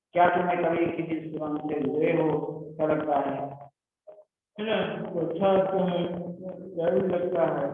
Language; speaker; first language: Hindi; native; Hindi